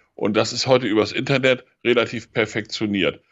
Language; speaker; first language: German; native; German